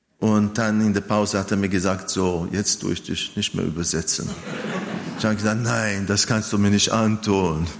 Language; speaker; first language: German; non-native, fluent; Hebrew